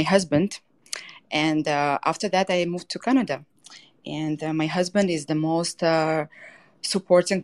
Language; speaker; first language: English; non-native, fluent; Russian